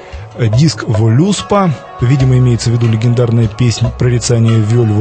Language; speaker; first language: Russian; native; Russian